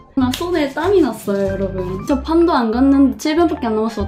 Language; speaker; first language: Korean; non-native, fluent; Japanese